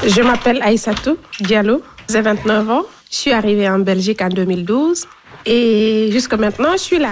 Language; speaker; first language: French; non-native, local second language; Fula